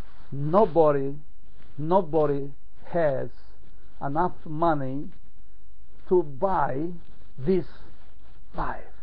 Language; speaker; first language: English; non-native, fluent; Italian